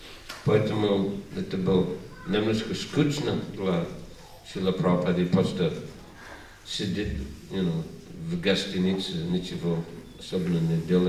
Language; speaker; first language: Russian; non-native, learner; English